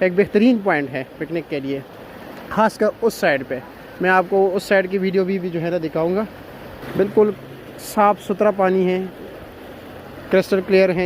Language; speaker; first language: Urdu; non-native, local second language; Pashto